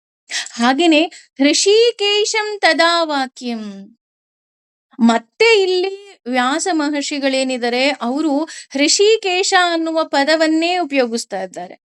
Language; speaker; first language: Kannada; native; Kannada